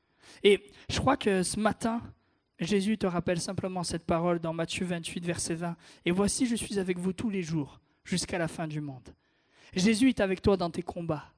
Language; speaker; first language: French; native; French